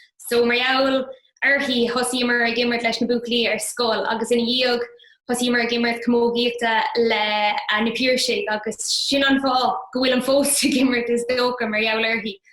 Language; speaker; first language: Irish; non-native, local second language; English